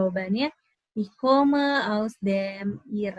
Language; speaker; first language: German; non-native, fluent; Indonesian